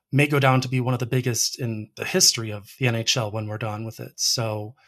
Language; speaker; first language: English; native; English